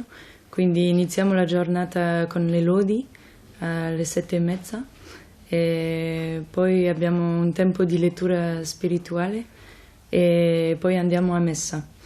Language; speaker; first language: Italian; non-native, fluent; French